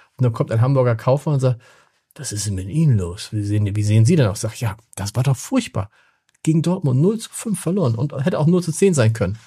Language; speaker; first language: German; native; German